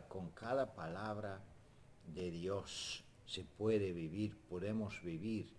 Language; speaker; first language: Spanish; non-native, fluent; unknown